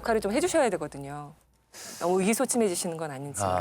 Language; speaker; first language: Korean; native; Korean